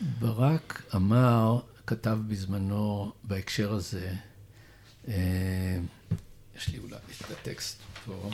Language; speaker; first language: Hebrew; native; Hebrew